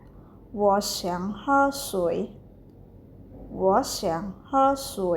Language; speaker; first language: Chinese; non-native, fluent; Khmer